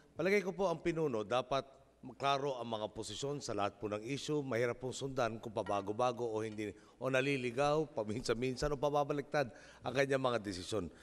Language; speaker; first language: Filipino; native; Filipino